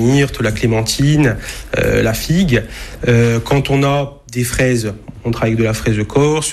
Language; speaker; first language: French; native; French